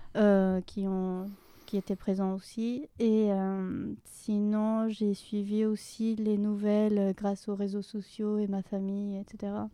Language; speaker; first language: French; non-native, fluent; Spanish